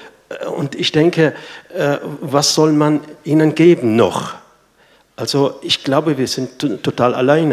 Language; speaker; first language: German; non-native, fluent; Arabic